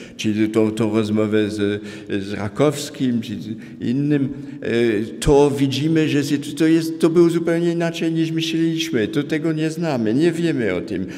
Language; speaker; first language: Polish; non-native, fluent; French